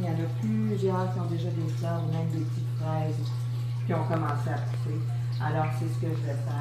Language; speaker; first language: French; native; French